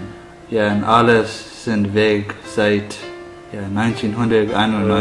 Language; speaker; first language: German; non-native, learner; English